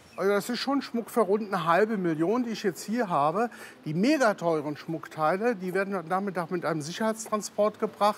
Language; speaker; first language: German; native; German